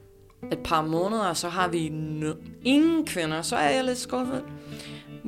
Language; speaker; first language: Danish; non-native, fluent; English